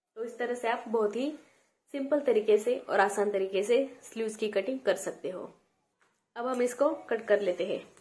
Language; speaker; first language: Hindi; non-native, local second language; Marathi